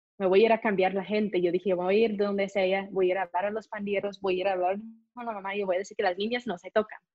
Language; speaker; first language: Spanish; non-native, fluent; English